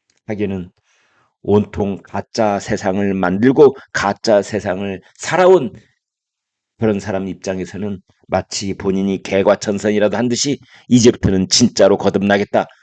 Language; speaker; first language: Korean; native; Korean